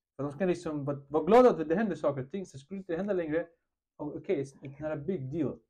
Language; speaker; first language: Swedish; early bilingual, other home language; Russian